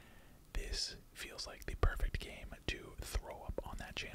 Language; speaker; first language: English; native; English